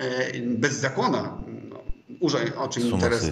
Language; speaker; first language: Russian; non-native, fluent; Polish